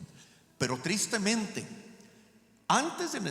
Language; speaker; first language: Spanish; native; Spanish